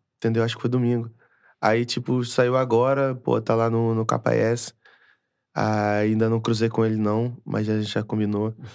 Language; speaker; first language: Portuguese; native; Portuguese